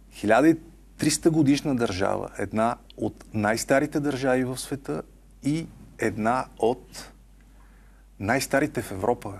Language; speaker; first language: Bulgarian; native; Bulgarian